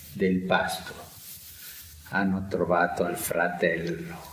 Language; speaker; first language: Italian; non-native, fluent; Spanish